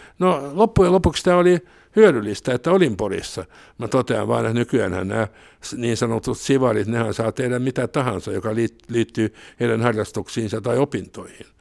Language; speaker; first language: Finnish; non-native, local second language; Swedish